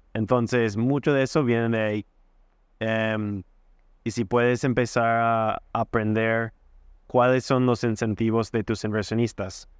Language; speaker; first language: Spanish; non-native, fluent; English